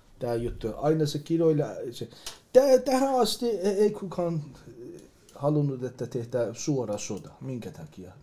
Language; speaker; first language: Finnish; non-native, learner; Persian